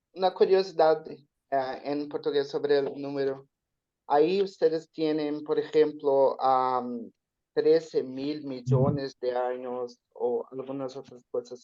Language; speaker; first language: Spanish; non-native, learner; Portuguese